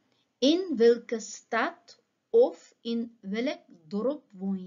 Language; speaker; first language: Dutch; non-native, fluent; Uyghur